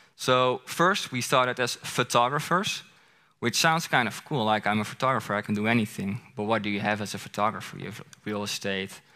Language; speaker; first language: English; non-native, fluent; Dutch